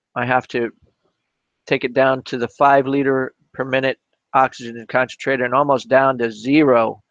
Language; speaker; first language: English; native; English